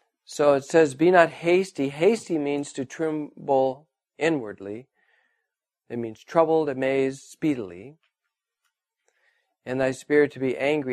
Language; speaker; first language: English; native; English